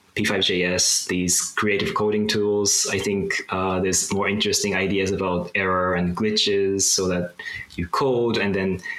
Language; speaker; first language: English; non-native, fluent; Japanese